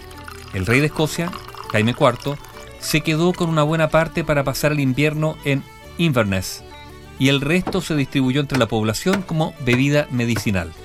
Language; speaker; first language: Spanish; native; Spanish